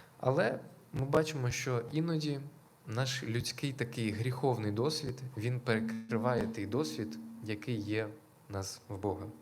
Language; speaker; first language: Ukrainian; non-native, local second language; Russian